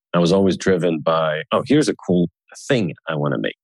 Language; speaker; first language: English; early bilingual, other home language; Russian